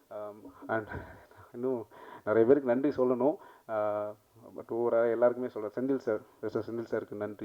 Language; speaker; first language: Tamil; native; Tamil